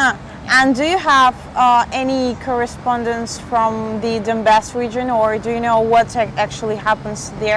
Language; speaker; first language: English; non-native, fluent; Spanish